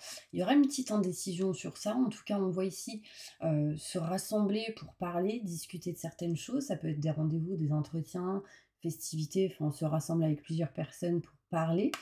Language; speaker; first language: French; native; French